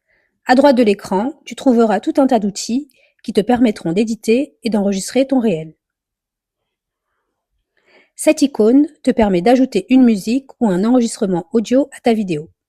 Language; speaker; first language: French; native; French